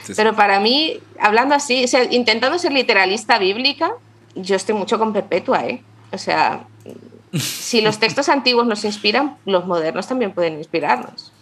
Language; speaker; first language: Spanish; native; Spanish